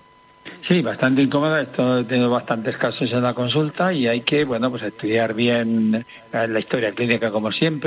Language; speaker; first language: Spanish; native; Spanish